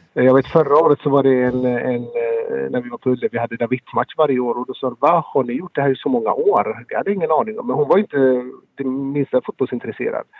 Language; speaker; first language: Swedish; native; Swedish